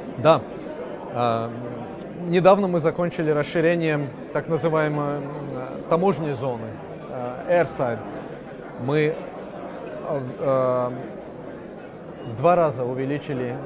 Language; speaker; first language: Russian; non-native, local second language; Latvian